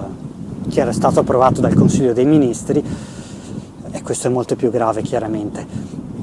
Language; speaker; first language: Italian; native; Italian